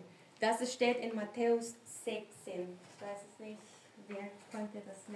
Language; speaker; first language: German; non-native, learner; Spanish